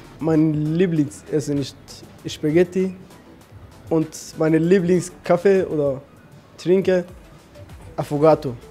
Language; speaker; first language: German; non-native, learner; Persian